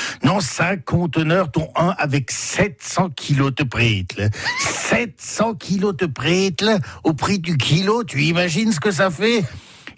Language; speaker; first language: French; native; French